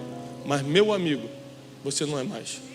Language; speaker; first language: Portuguese; native; Portuguese